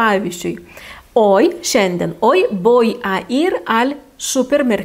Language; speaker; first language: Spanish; non-native, fluent; Lithuanian